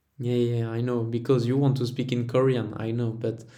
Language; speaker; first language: English; non-native, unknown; French